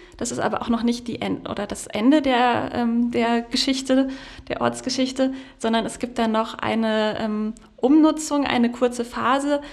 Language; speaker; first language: German; native; German